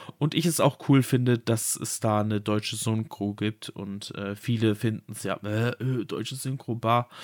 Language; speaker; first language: German; native; German